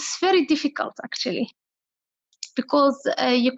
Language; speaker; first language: English; non-native, learner; Arabic